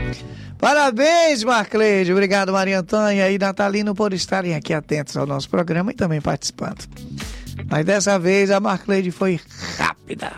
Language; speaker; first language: Portuguese; native; Portuguese